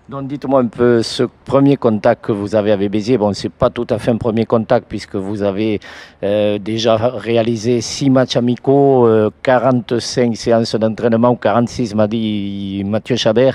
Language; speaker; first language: French; native; French